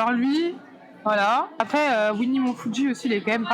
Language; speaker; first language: French; native; French